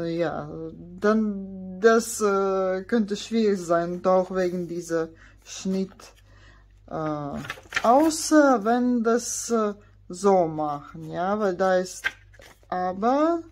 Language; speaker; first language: German; non-native, fluent; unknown